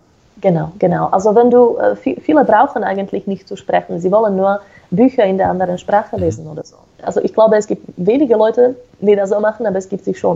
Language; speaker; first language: German; non-native, fluent; Slovak